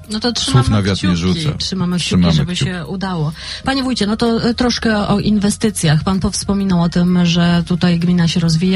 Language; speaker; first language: Polish; native; Polish